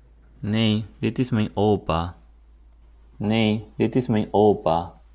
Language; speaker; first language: Dutch; non-native, learner; Spanish